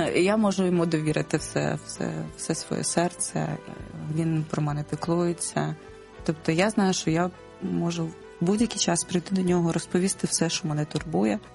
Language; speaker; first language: Ukrainian; non-native, local second language; Russian